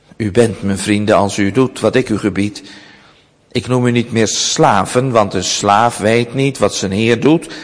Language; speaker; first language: Dutch; native; Dutch